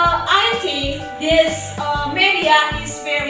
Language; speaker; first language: English; non-native, learner; Indonesian